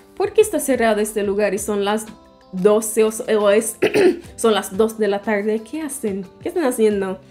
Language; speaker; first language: Spanish; non-native, fluent; English